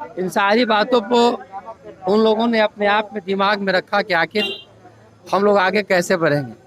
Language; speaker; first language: Hindi; native; Hindi